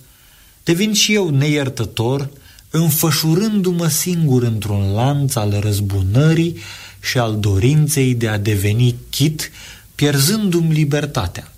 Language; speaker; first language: Romanian; native; Romanian